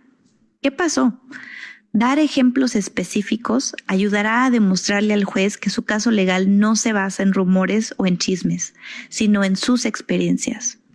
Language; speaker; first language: Spanish; native; Spanish